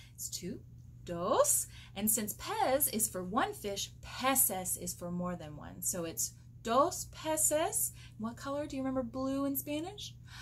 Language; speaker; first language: English; native; English